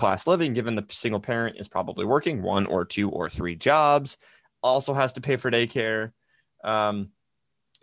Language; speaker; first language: English; native; English